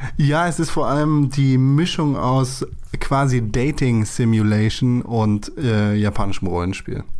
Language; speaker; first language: German; native; German